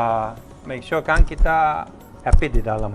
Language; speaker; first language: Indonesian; non-native, fluent; Swedish